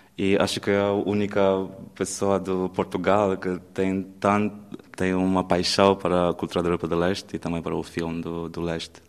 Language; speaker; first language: Portuguese; non-native, fluent; Romanian